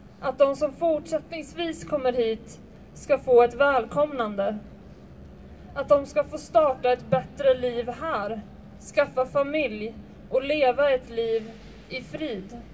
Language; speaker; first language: Swedish; early bilingual, other home language; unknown